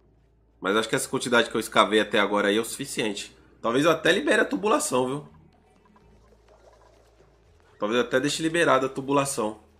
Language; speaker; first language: Portuguese; native; Portuguese